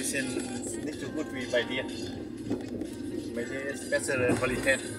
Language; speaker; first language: German; non-native, learner; Vietnamese